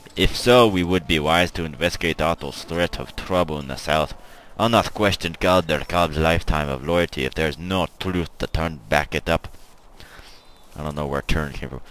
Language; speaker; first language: English; native; English